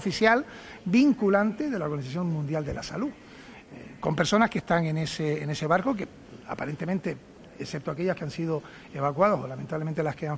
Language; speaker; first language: Spanish; native; Spanish